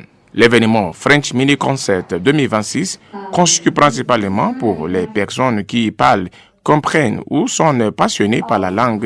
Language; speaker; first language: French; non-native, fluent; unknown